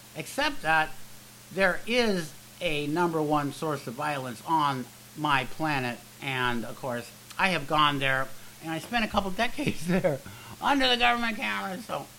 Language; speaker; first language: English; native; English